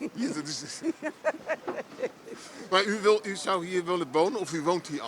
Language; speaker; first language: Dutch; native; Dutch